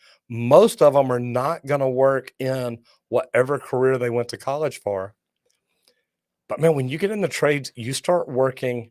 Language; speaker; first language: English; native; English